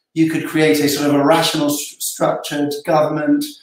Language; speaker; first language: English; non-native, fluent; Spanish